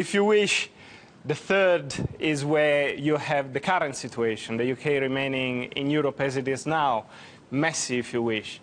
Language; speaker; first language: English; non-native, fluent; Italian